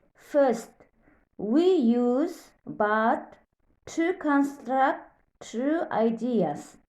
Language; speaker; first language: English; non-native, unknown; Kazakh